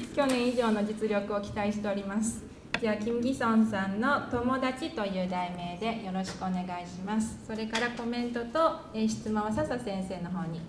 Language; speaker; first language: Japanese; native; Japanese